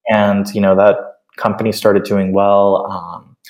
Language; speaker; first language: English; early bilingual, other home language; Spanish